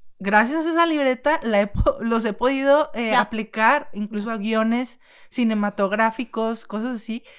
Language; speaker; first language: Spanish; native; Spanish